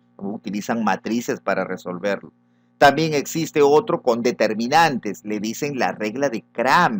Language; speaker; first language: Spanish; native; Spanish